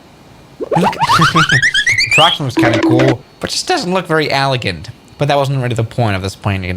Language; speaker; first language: English; non-native, fluent; German